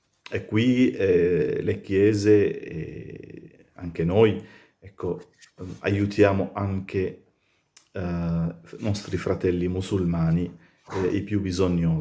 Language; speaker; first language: Italian; non-native, fluent; Arabic